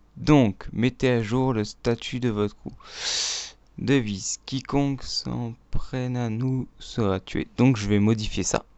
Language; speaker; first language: French; native; French